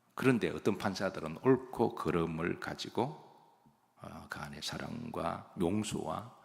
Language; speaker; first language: Korean; native; Korean